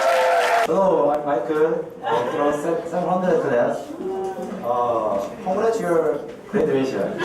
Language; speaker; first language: English; non-native, learner; Korean